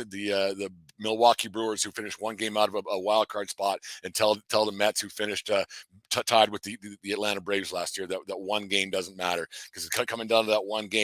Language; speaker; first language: English; native; English